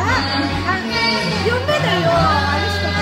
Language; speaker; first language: Japanese; non-native, learner; Filipino